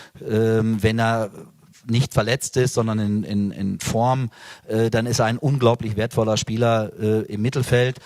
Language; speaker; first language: German; native; German